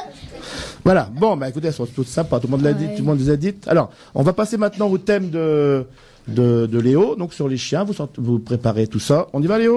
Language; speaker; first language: French; native; French